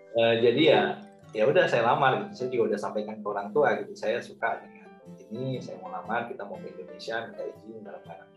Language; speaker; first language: Indonesian; native; Indonesian